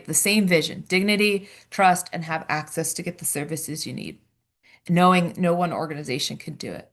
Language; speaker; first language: English; native; English